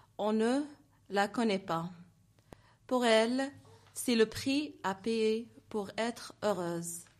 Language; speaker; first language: French; non-native, learner; Arabic